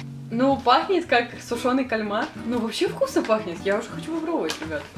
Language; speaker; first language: Russian; native; Russian